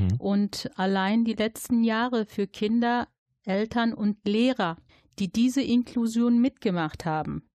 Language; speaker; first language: German; native; German